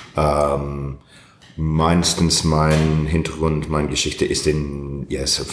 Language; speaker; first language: German; non-native, learner; English